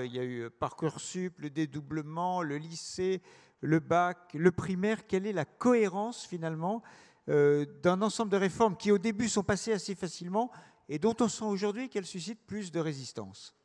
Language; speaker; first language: French; native; French